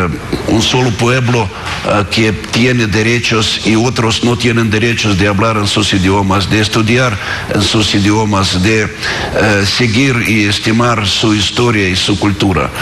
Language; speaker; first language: Spanish; non-native, fluent; Russian